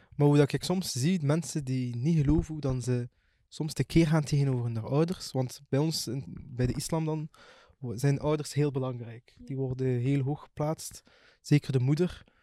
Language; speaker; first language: Dutch; early bilingual, other home language; Arabic